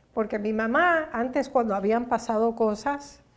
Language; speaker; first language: Spanish; early bilingual, heritage; Spanish